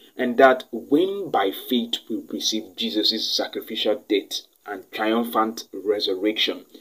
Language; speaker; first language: English; non-native, local second language; Yoruba